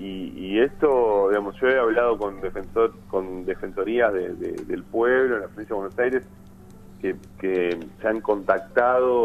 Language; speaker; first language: Spanish; native; Spanish